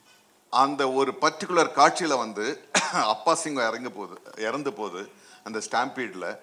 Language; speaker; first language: Tamil; native; Tamil